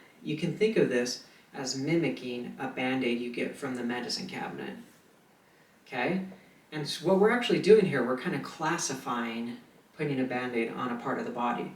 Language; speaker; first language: English; native; English